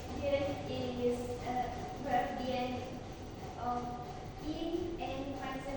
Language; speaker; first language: English; non-native, learner; Indonesian